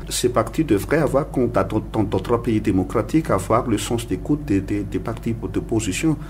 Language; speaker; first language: French; non-native, local second language; Malagasy